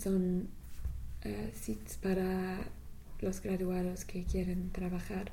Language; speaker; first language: Spanish; non-native, learner; English